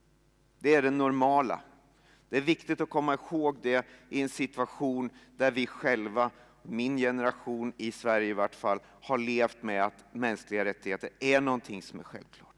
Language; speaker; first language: Swedish; native; Swedish